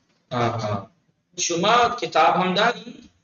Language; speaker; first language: Persian; non-native, fluent; Urdu